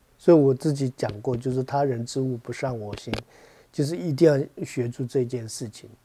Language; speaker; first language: Chinese; non-native, fluent; Tibetan